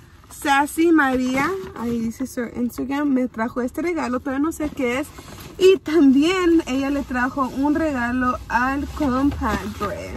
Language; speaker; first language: Spanish; early bilingual, heritage; Spanish